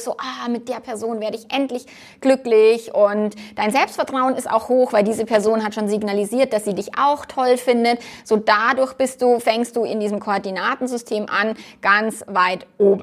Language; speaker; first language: German; native; German